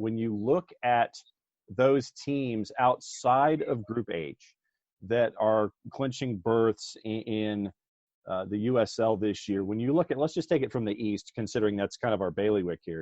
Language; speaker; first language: English; native; English